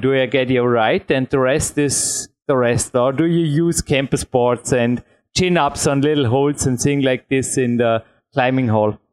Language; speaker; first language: English; non-native, fluent; German